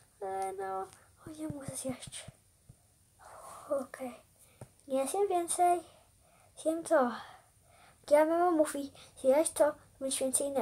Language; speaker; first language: Polish; early bilingual, heritage; Polish